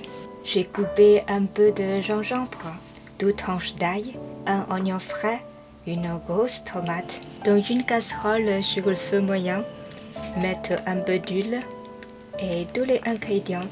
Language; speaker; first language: French; non-native, learner; Chinese